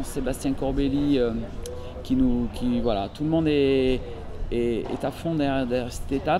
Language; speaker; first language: French; native; French